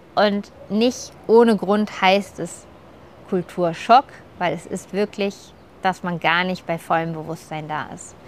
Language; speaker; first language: German; native; German